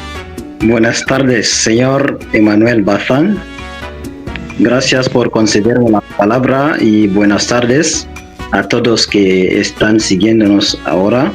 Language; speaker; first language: Spanish; non-native, fluent; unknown